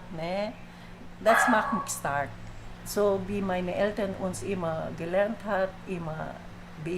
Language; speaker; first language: German; non-native, learner; Filipino